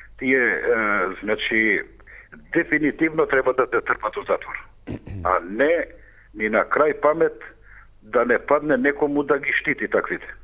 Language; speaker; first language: Macedonian; non-native, local second language; Albanian